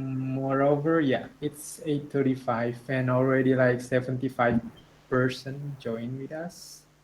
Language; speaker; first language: English; non-native, fluent; Indonesian